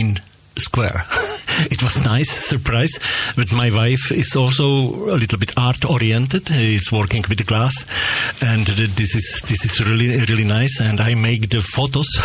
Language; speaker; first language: English; non-native, learner; Czech